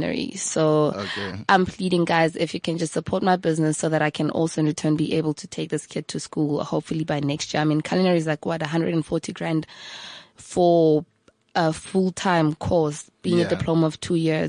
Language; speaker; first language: English; non-native, local second language; Tswana